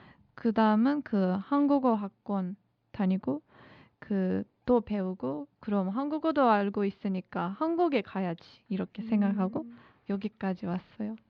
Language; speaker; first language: Korean; non-native, learner; Turkish